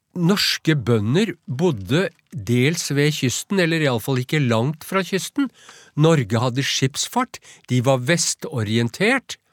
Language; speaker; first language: Norwegian; native; Norwegian